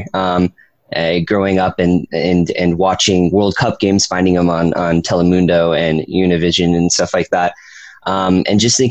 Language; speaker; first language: English; native; English